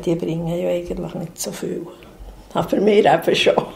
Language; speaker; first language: German; native; German